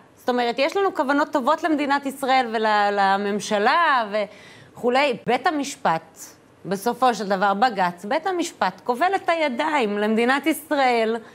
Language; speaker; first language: Hebrew; native; Hebrew